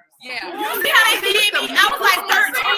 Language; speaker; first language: English; native; English